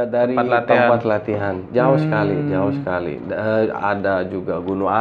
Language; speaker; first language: Indonesian; non-native, fluent; Arabic